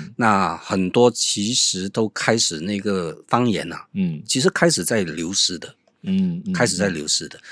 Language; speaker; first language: Chinese; non-native, local second language; Min Nan Chinese